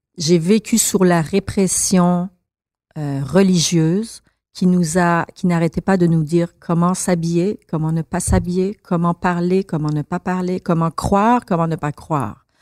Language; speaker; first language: French; early bilingual, other home language; Persian